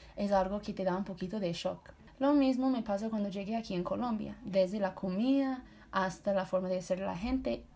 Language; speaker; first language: Spanish; non-native, fluent; English